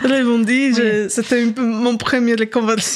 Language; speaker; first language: French; non-native, fluent; Polish